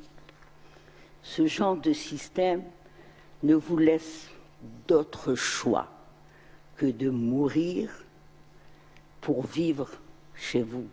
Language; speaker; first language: French; non-native, local second language; Arabic